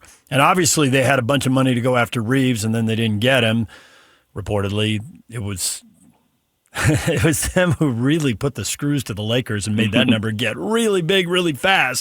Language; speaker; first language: English; native; English